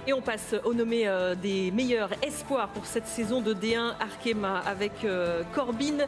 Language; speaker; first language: French; native; French